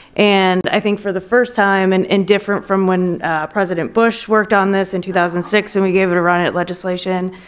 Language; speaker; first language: English; native; English